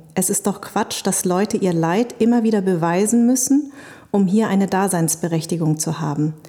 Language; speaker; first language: German; native; German